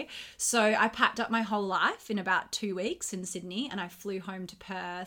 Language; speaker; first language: English; native; English